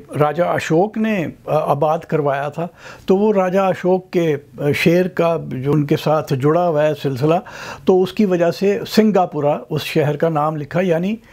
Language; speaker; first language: Urdu; non-native, local second language; Punjabi